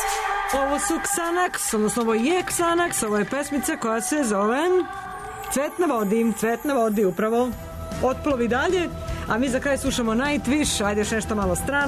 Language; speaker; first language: Serbian; native; Serbian